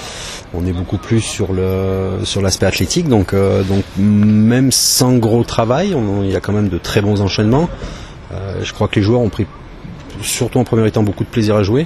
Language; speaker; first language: French; native; French